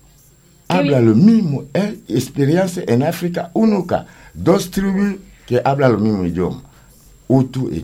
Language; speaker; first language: Spanish; non-native, learner; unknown